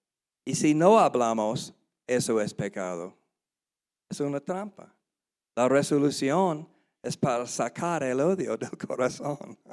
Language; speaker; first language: Spanish; non-native, learner; English